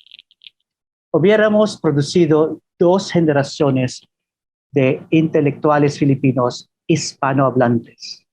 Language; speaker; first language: Spanish; non-native, fluent; Filipino